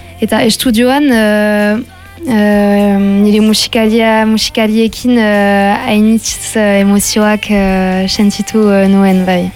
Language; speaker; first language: Basque; non-native, local second language; French